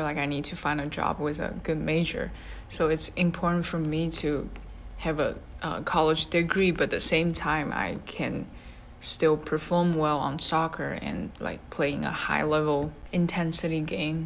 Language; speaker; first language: English; non-native, fluent; Chinese